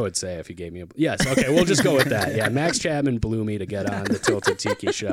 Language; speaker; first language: English; native; English